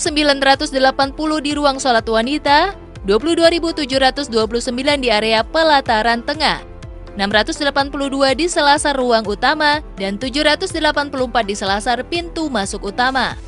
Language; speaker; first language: Indonesian; native; Indonesian